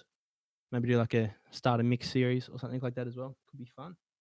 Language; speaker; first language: English; native; English